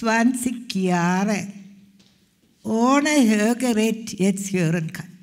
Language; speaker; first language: German; non-native, fluent; Malayalam